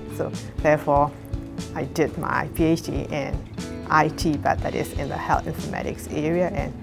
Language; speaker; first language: English; non-native, fluent; Burmese